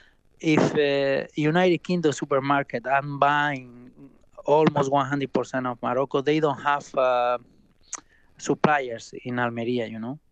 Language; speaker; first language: English; non-native, fluent; Spanish